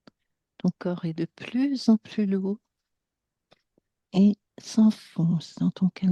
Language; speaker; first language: French; native; French